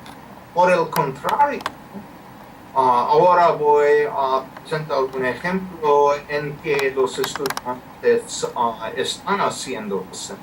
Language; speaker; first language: Spanish; non-native, fluent; English